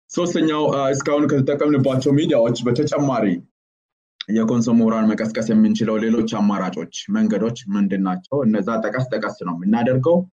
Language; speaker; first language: Amharic; native; Amharic